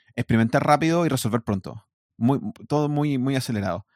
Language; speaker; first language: Spanish; native; Spanish